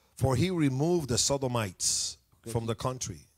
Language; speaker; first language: English; non-native, fluent; Spanish